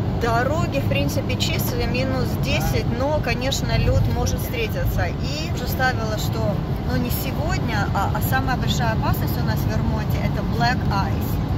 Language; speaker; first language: Russian; native; Russian